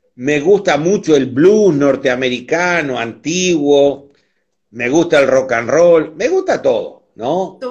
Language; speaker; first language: Spanish; native; Spanish